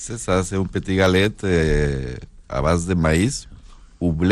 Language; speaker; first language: French; non-native, learner; Spanish